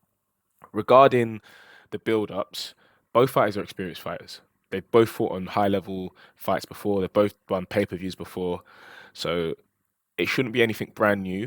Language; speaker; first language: English; native; English